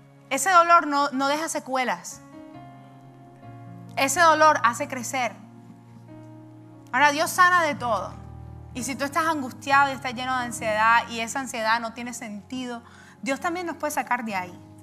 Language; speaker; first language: Spanish; early bilingual, heritage; Spanish